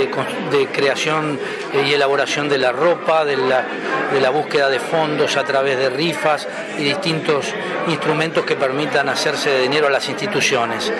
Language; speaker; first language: Spanish; native; Spanish